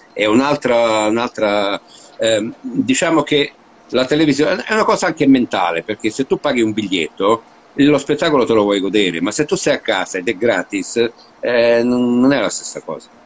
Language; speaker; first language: Italian; early bilingual, heritage; Italian